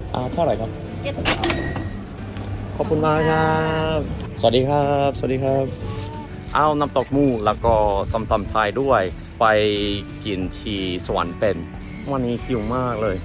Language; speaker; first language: Thai; non-native, learner; English